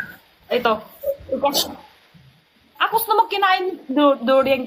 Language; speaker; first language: Filipino; non-native, learner; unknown